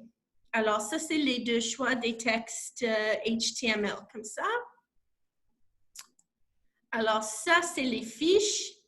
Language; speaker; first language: French; non-native, local second language; English